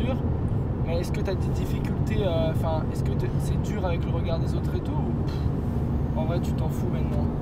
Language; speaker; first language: French; native; French